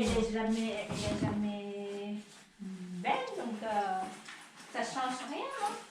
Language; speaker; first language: French; non-native, fluent; Vietnamese